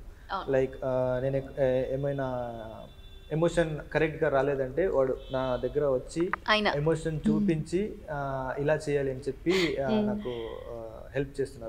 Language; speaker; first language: Telugu; non-native, learner; Kannada